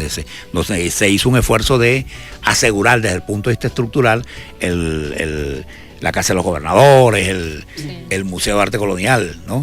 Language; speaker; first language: Spanish; native; Spanish